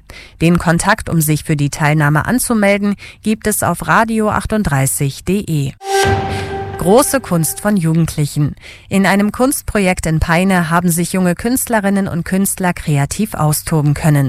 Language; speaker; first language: German; native; German